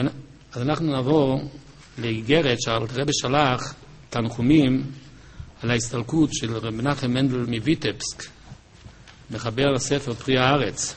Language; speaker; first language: Hebrew; native; Hebrew